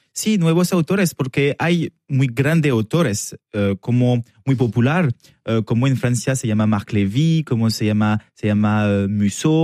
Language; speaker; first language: Spanish; non-native, learner; French